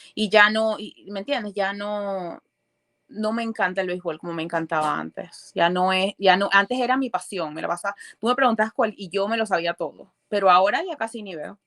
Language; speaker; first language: Spanish; early bilingual, other home language; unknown